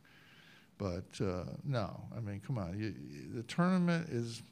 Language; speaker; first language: English; native; English